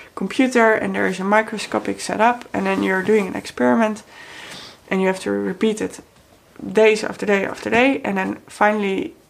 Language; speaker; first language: English; non-native, fluent; Dutch